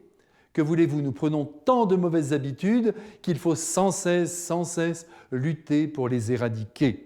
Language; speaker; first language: French; native; French